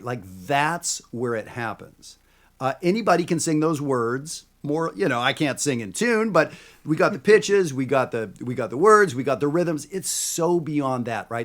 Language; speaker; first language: English; native; English